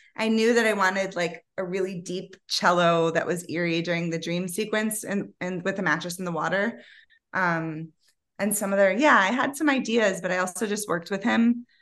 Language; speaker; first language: English; native; English